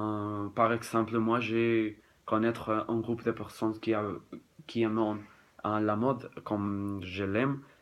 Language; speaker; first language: French; non-native, learner; Spanish